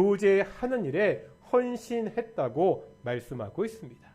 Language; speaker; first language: Korean; native; Korean